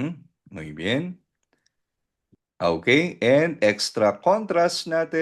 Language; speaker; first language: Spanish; non-native, fluent; Filipino